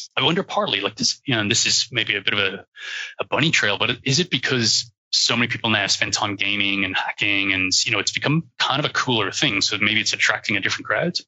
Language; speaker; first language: English; native; English